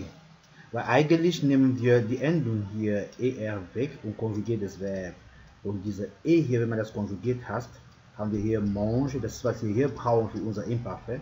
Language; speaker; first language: German; non-native, fluent; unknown